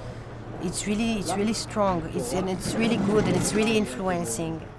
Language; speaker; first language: English; non-native, fluent; Hebrew